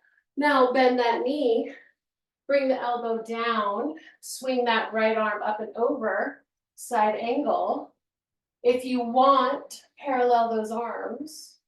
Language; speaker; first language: English; native; English